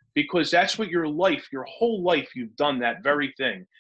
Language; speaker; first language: English; native; English